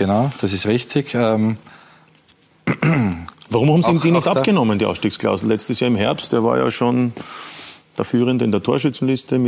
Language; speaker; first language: German; native; German